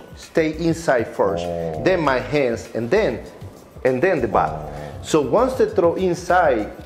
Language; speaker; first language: English; non-native, fluent; Spanish